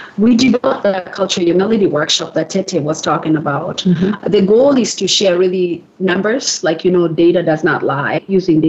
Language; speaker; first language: English; non-native, local second language; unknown